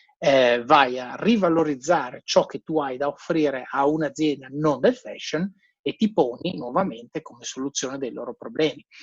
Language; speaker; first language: Italian; native; Italian